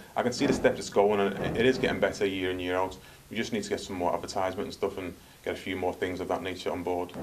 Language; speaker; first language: English; native; English